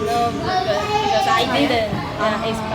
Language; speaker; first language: English; non-native, learner; Korean